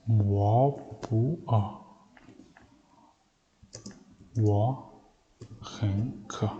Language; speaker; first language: Chinese; non-native, fluent; Mongolian